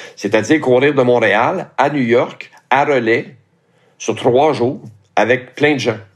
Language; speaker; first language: French; native; French